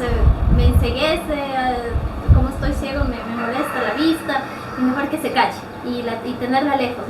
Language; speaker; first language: Spanish; native; Spanish